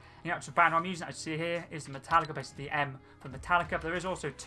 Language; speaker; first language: English; native; English